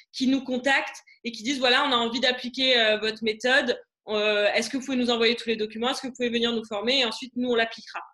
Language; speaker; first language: French; non-native, local second language; Arabic